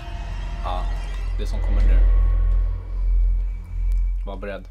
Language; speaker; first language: Swedish; native; Swedish